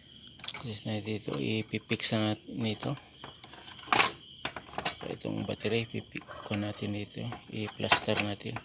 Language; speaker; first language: Filipino; non-native, local second language; Cebuano